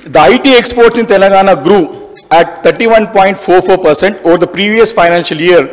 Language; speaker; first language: English; non-native, local second language; Telugu